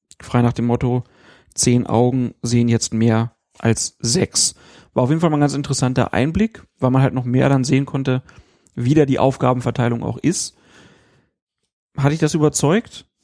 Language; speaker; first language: German; native; German